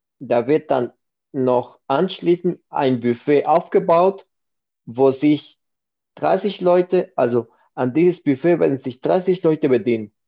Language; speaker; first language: German; non-native, fluent; Spanish